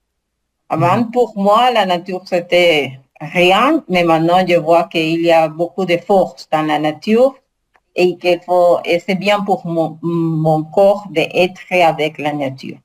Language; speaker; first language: French; non-native, learner; Spanish